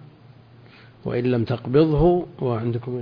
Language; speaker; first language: Arabic; native; Arabic